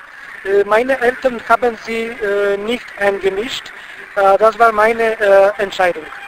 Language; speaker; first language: German; non-native, fluent; Bulgarian